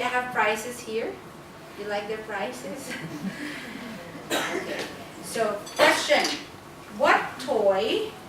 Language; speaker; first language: English; non-native, fluent; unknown